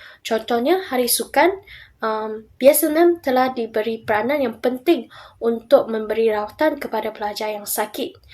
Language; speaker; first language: Malay; non-native, local second language; Chinese